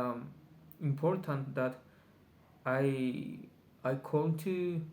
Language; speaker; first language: English; non-native, learner; Spanish